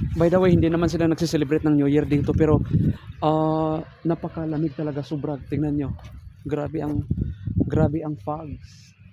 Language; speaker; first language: Filipino; native; Filipino